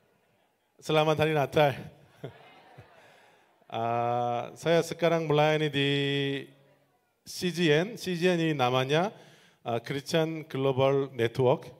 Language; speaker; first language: Indonesian; non-native, learner; Korean